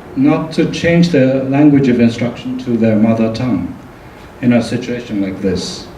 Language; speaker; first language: English; non-native, fluent; Japanese